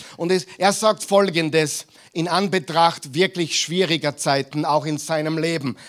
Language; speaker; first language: German; non-native, fluent; English